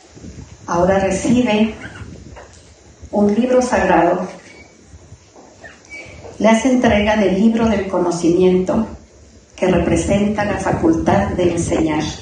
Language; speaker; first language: Spanish; native; Spanish